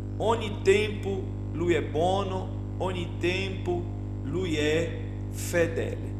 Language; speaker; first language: Italian; non-native, fluent; Portuguese